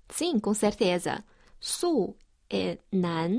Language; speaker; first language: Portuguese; non-native, fluent; Chinese